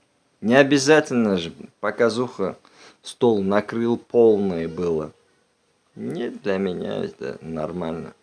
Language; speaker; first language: Russian; non-native, local second language; Uzbek